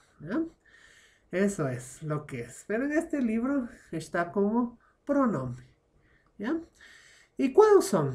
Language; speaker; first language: Portuguese; non-native, fluent; Spanish